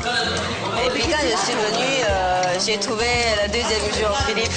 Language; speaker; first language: French; non-native, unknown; Chinese